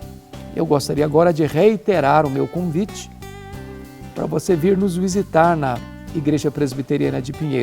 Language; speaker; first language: Portuguese; native; Portuguese